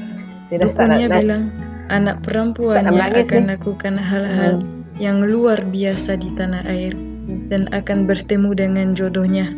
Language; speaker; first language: Indonesian; non-native, fluent; French